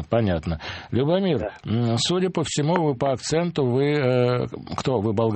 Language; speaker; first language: Russian; native; Russian